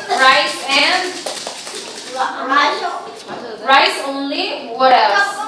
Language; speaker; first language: English; non-native, fluent; Korean